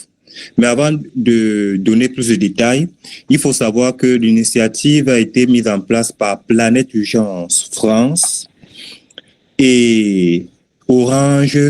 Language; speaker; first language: French; native; French